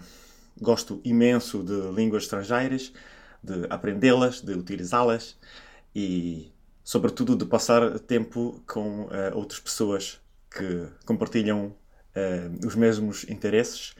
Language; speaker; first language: Portuguese; non-native, fluent; Italian